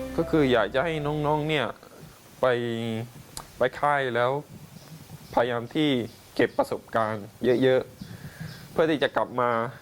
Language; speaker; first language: Thai; non-native, local second language; Pattani Malay